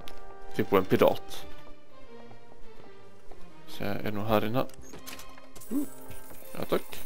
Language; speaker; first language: Swedish; non-native, learner; Norwegian